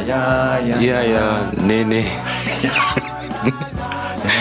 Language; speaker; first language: Dutch; non-native, learner; Arabic